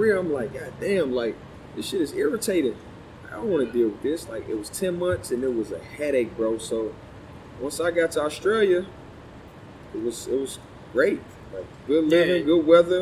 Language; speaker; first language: English; native; English